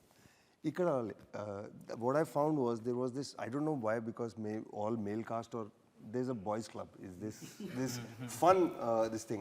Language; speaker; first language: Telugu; early bilingual, heritage; Telugu